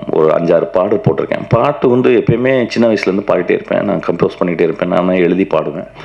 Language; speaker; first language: Tamil; non-native, local second language; Malayalam